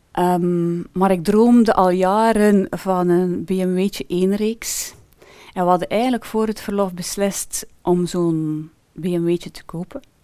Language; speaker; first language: Dutch; native; Dutch